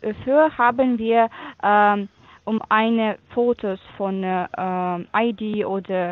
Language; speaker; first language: German; non-native, fluent; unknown